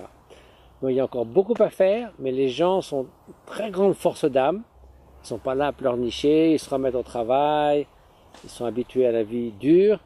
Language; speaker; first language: French; native; French